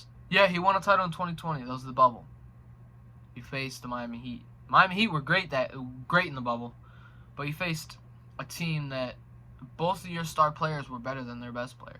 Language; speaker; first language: English; native; English